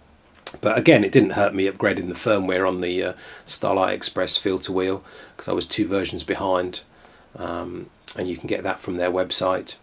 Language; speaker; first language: English; native; English